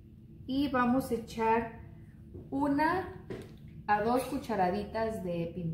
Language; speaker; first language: Spanish; native; Spanish